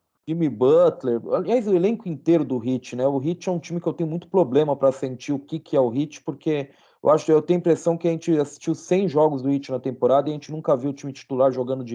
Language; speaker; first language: Portuguese; native; Portuguese